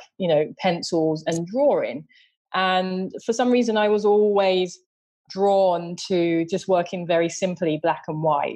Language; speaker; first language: English; native; English